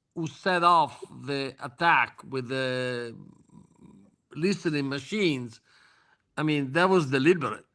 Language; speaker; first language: English; non-native, fluent; Italian